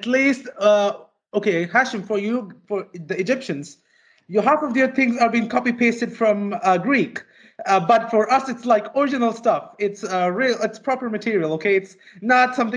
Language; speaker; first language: English; non-native, local second language; Malayalam